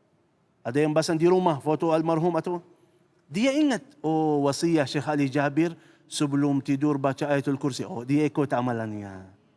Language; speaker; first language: Indonesian; non-native, fluent; Arabic